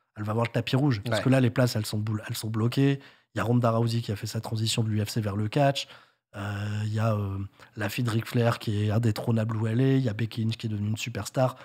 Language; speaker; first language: French; native; French